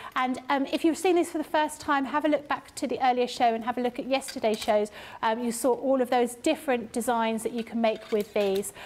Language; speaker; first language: English; native; English